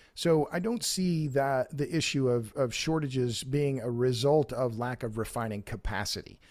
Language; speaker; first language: English; native; English